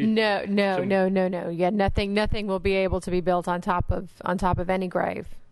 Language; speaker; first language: English; native; English